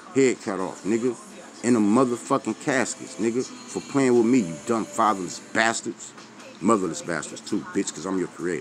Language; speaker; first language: English; native; English